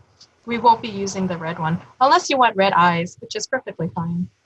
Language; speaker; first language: English; native; English